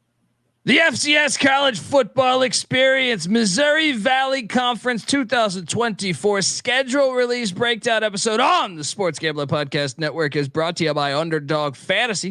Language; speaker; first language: English; native; English